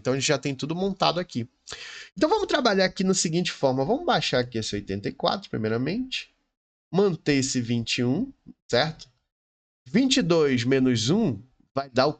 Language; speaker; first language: Portuguese; native; Portuguese